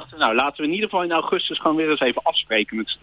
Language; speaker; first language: Dutch; native; Dutch